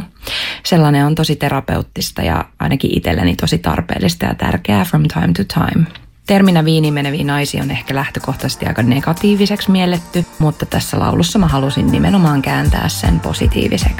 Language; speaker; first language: Finnish; native; Finnish